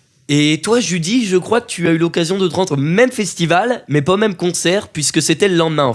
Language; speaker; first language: French; native; French